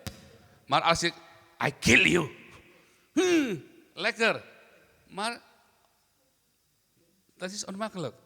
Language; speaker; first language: Dutch; non-native, learner; Indonesian